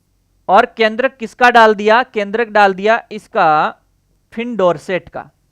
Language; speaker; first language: Hindi; native; Hindi